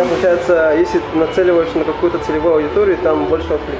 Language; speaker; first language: Russian; native; Russian